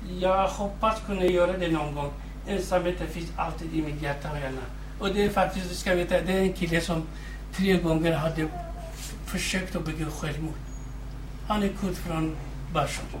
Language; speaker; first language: Swedish; non-native, fluent; Kurdish